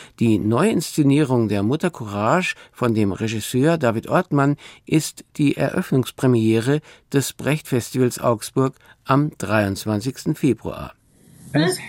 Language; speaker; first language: German; native; German